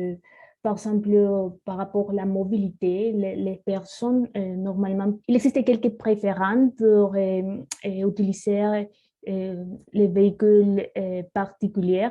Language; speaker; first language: French; non-native, learner; Spanish